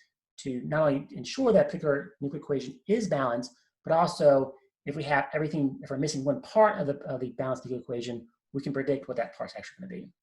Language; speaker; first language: English; native; English